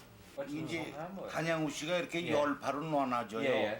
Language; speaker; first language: Korean; native; Korean